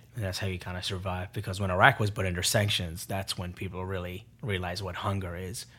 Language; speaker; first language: English; non-native, fluent; Arabic